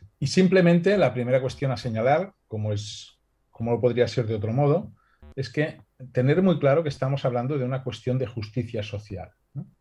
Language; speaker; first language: Spanish; non-native, local second language; Catalan